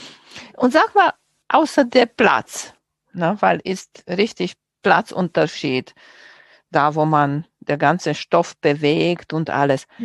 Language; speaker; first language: German; non-native, fluent; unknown